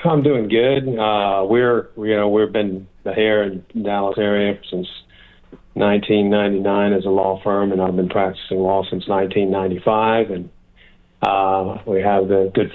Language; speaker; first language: English; native; English